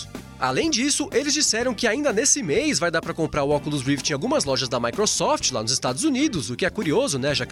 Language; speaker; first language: Portuguese; native; Portuguese